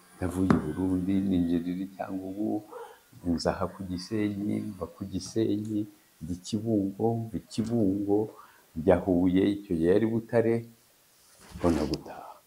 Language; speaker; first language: Kinyarwanda; early bilingual, heritage; Kinyarwanda